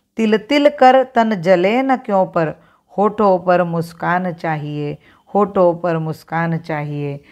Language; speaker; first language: Hindi; non-native, local second language; Marathi